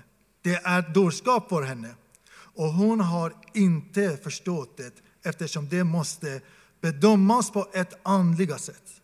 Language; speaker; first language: Swedish; non-native, fluent; Persian